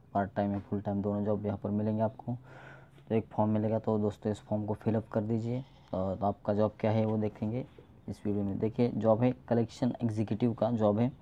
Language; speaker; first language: Hindi; non-native, local second language; Marathi